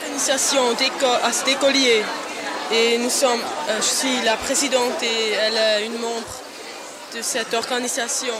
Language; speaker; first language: French; non-native, local second language; German